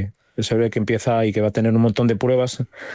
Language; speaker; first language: Spanish; native; Spanish